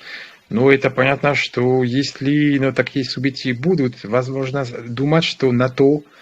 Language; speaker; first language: Russian; non-native, learner; French